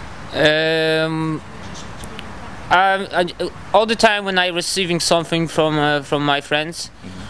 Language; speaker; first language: English; non-native, learner; Polish